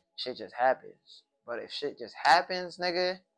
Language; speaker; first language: English; native; English